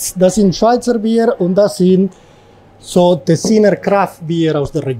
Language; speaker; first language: German; non-native, learner; Spanish